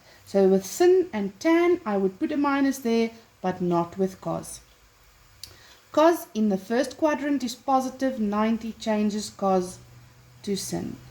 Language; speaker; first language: English; non-native, local second language; Afrikaans